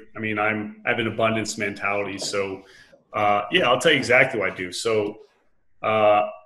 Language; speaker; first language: English; native; English